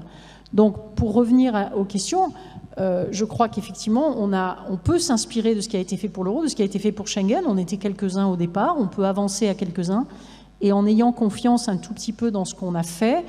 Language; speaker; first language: French; native; French